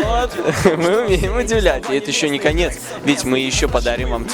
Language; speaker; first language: Russian; native; Russian